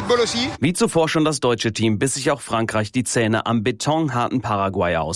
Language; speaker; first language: German; native; German